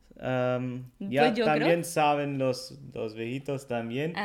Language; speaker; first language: Spanish; non-native, fluent; German